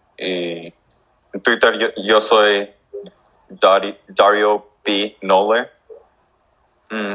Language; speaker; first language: Spanish; early bilingual, heritage; English